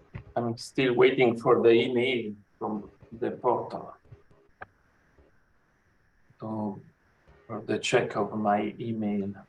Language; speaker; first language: English; non-native, fluent; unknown